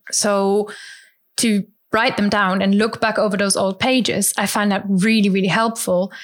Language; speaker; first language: English; non-native, fluent; German